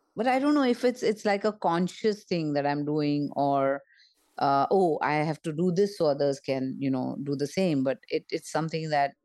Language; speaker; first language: English; non-native, local second language; Marathi